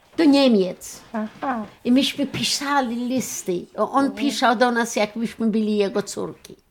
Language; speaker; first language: Polish; non-native, local second language; Yiddish